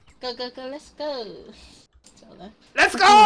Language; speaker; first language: English; non-native, learner; Korean